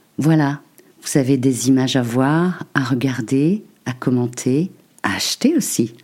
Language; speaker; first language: French; native; French